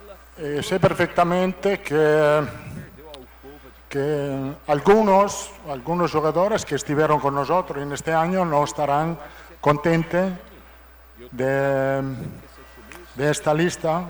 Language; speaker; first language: Portuguese; non-native, learner; Italian